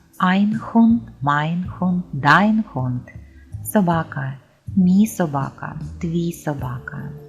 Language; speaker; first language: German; non-native, fluent; Ukrainian